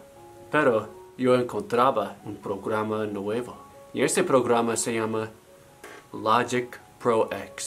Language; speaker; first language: Spanish; non-native, learner; English